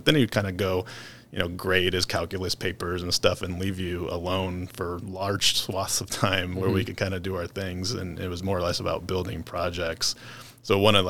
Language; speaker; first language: English; native; English